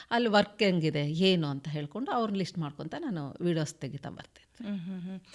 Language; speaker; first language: Kannada; non-native, local second language; Telugu